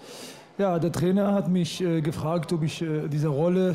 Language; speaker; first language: German; non-native, fluent; Arabic